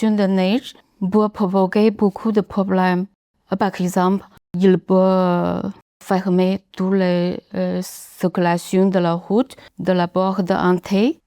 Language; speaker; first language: French; non-native, learner; Chinese